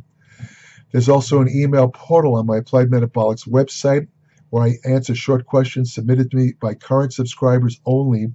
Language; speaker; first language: English; native; English